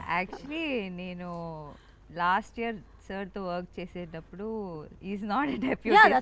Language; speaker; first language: Telugu; non-native, learner; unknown